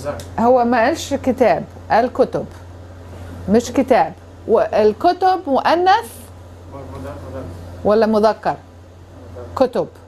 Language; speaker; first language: Arabic; non-native, fluent; English